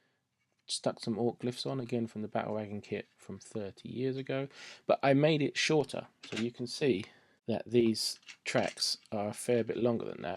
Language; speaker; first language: English; native; English